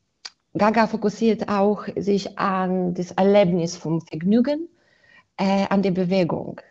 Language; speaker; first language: German; non-native, fluent; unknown